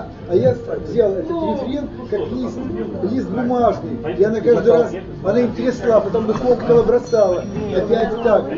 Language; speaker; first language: Russian; native; Russian